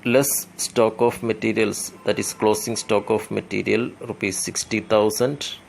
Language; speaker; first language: English; non-native, local second language; Malayalam